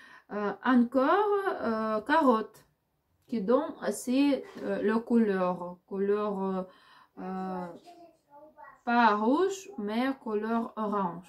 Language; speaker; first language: French; non-native, learner; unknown